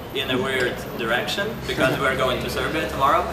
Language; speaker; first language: English; non-native, fluent; Ukrainian